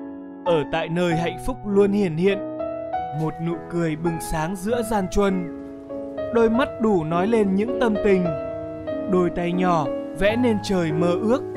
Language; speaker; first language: Vietnamese; native; Vietnamese